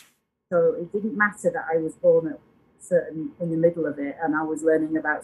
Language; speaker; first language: English; native; English